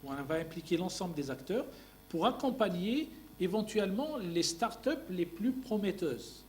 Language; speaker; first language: French; non-native, local second language; Arabic